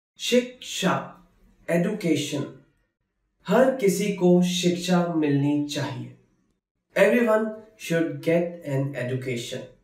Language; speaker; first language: Hindi; native; Hindi